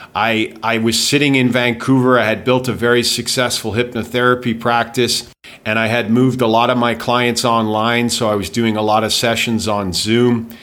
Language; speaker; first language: English; native; English